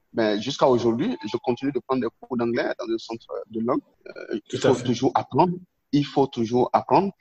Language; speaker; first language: French; non-native, local second language; Yoruba